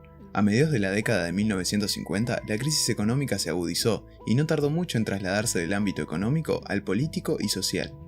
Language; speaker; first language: Spanish; native; Spanish